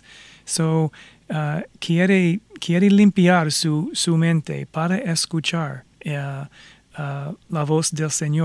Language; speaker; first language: Spanish; non-native, fluent; English